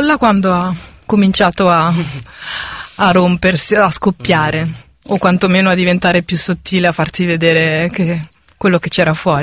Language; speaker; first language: Italian; native; Italian